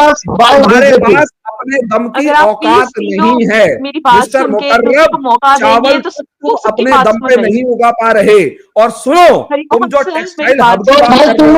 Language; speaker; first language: Hindi; native; Hindi